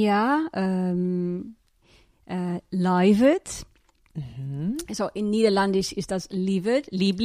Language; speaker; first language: German; non-native, learner; Dutch